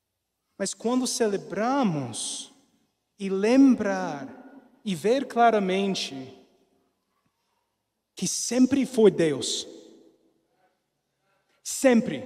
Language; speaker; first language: Portuguese; non-native, learner; English